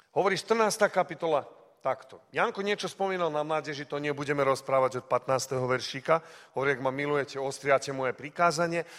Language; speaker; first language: Slovak; early bilingual, heritage; Slovak